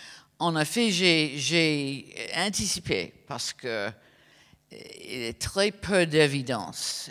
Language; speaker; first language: French; non-native, fluent; English